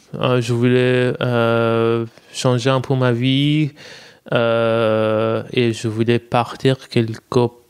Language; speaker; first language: French; non-native, fluent; Persian